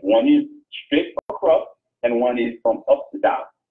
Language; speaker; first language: English; non-native, fluent; Haitian Creole